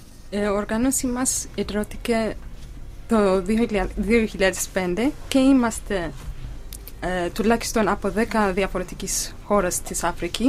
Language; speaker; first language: Greek; non-native, learner; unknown